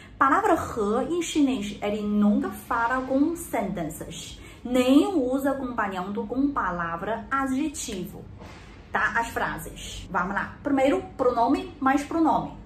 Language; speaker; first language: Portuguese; non-native, learner; Chinese